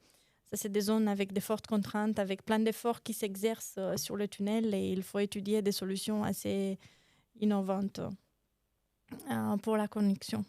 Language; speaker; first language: French; non-native, fluent; Romanian